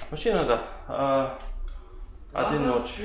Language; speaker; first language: Russian; non-native, learner; English